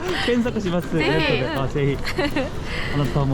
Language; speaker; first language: Japanese; non-native, learner; Korean